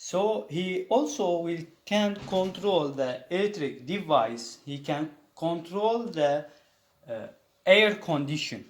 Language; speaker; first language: English; non-native, learner; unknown